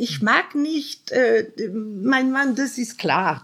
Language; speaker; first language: German; non-native, fluent; French